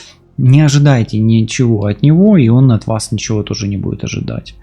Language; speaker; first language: Russian; native; Russian